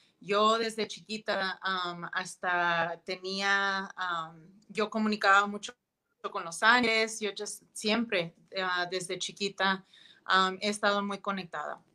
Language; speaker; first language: Spanish; early bilingual, heritage; Spanish